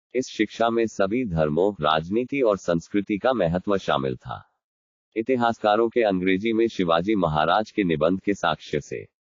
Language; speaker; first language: Hindi; non-native, local second language; Marathi